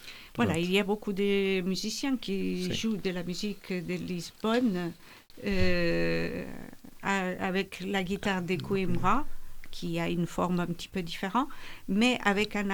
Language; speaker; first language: French; non-native, fluent; Portuguese